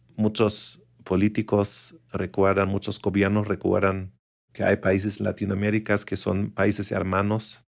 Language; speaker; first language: Spanish; non-native, fluent; German